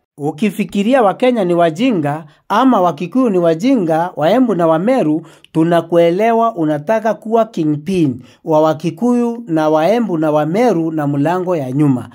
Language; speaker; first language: Swahili; non-native, local second language; Meru